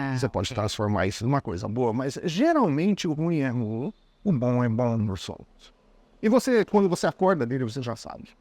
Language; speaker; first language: Portuguese; non-native, fluent; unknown